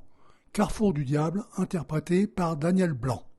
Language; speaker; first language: French; native; French